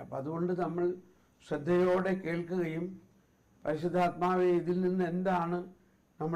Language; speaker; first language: Malayalam; native; Malayalam